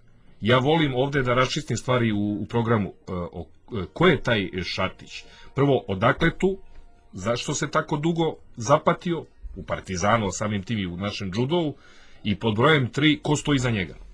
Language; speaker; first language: Serbian; native; Serbian